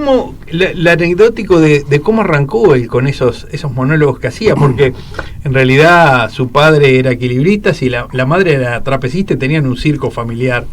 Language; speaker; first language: Spanish; native; Spanish